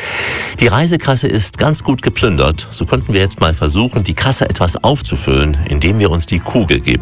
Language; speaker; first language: German; native; German